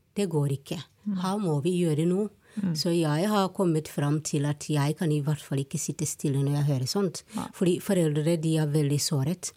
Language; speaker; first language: Norwegian; non-native, fluent; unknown